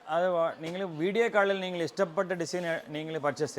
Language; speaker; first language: Malayalam; non-native, local second language; Tamil